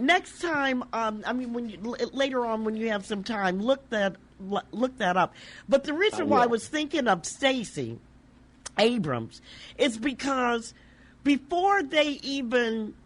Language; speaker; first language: English; native; English